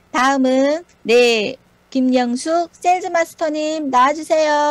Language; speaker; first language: Korean; native; Korean